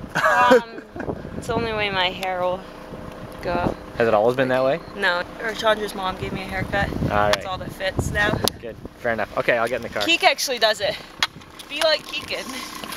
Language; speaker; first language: English; native; English